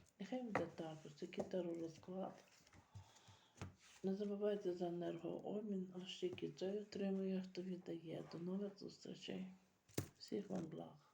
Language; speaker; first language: Ukrainian; native; Ukrainian